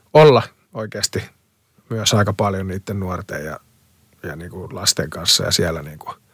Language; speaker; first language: Finnish; early bilingual, other home language; Spanish